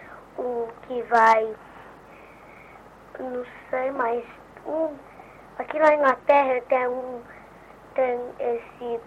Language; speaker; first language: Portuguese; early bilingual, heritage; Portuguese